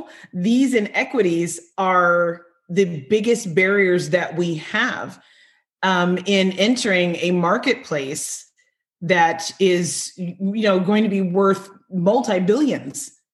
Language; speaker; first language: English; native; English